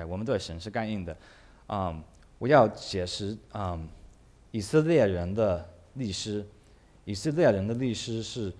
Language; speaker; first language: Chinese; early bilingual, heritage; English